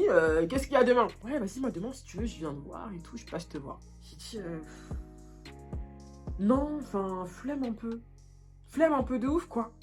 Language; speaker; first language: French; native; French